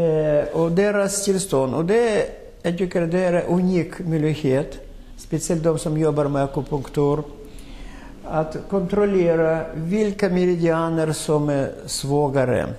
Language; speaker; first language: Swedish; non-native, fluent; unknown